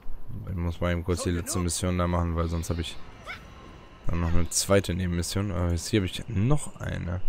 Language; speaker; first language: German; native; German